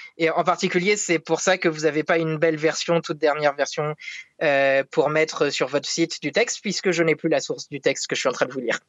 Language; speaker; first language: French; native; French